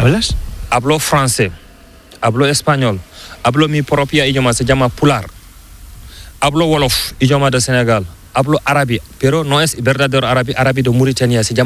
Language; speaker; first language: Spanish; non-native, learner; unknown